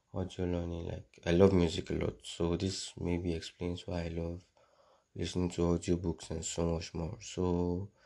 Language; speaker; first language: English; non-native, local second language; Yoruba